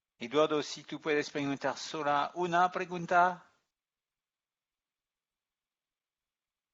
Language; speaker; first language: Spanish; non-native, fluent; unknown